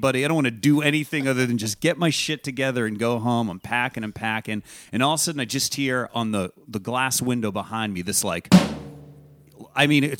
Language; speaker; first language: English; native; English